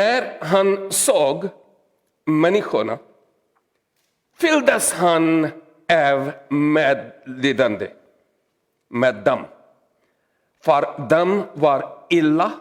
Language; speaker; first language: Swedish; non-native, learner; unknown